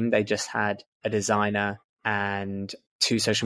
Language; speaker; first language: English; native; English